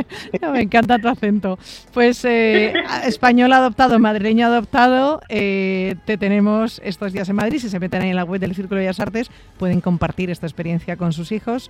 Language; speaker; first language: Spanish; native; Spanish